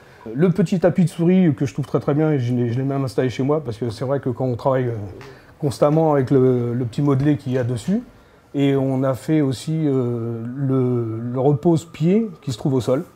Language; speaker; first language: French; native; French